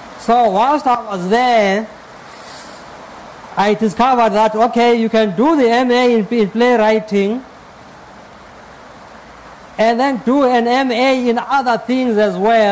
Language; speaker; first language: English; non-native, local second language; Xhosa